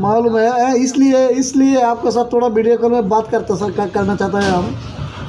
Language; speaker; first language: Hindi; non-native, fluent; Bangla